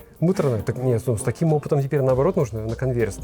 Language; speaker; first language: Russian; native; Russian